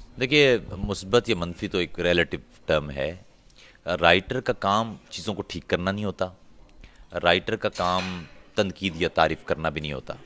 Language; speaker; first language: Urdu; non-native, local second language; Punjabi